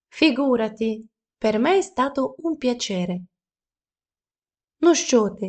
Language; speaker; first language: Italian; non-native, fluent; Ukrainian